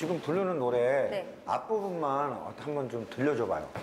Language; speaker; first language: Korean; native; Korean